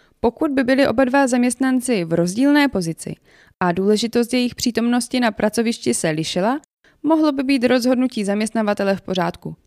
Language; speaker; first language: Czech; native; Czech